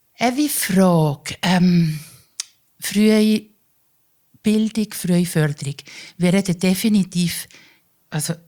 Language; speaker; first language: German; native; German